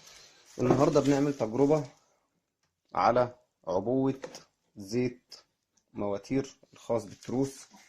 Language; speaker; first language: Arabic; native; Arabic